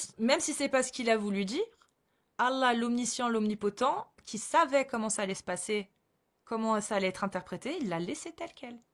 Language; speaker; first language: French; native; French